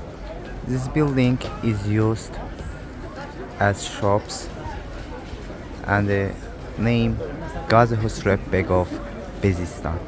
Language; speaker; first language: English; non-native, learner; Azerbaijani